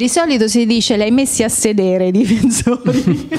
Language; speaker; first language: Italian; native; Italian